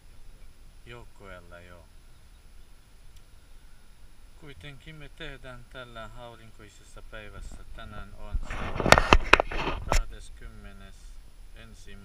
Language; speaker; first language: Finnish; non-native, fluent; Central Kurdish